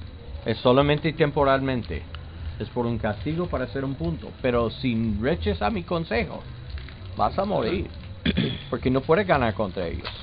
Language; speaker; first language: Spanish; non-native, learner; English